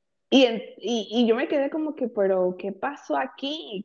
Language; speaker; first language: Spanish; early bilingual, heritage; Spanish